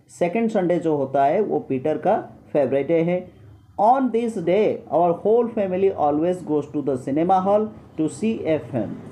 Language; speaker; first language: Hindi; non-native, local second language; Gujarati